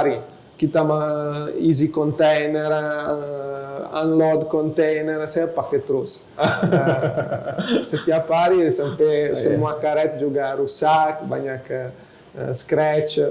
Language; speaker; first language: Indonesian; non-native, fluent; Italian